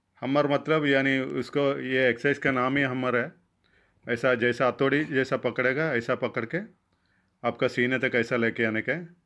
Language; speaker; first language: Hindi; non-native, local second language; Malayalam